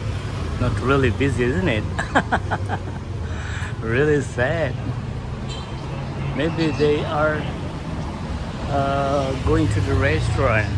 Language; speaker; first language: English; non-native, local second language; Indonesian